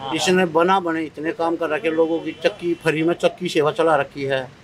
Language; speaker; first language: Hindi; native; Hindi